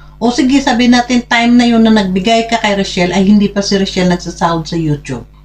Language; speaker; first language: Filipino; non-native, local second language; Hiligaynon